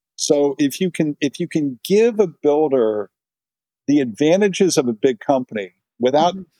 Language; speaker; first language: English; native; English